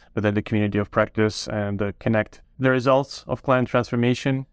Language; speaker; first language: English; non-native, fluent; Ukrainian